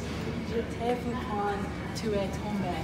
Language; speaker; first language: French; non-native, learner; English